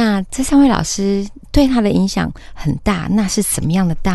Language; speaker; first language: Chinese; native; Chinese